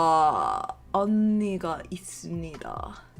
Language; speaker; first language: Korean; non-native, learner; English